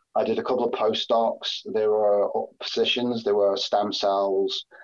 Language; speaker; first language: English; native; English